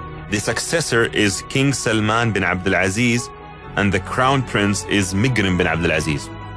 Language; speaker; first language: English; non-native, fluent; Arabic